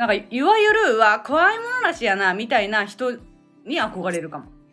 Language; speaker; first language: Japanese; native; Japanese